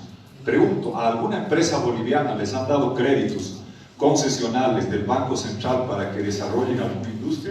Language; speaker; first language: Spanish; native; Spanish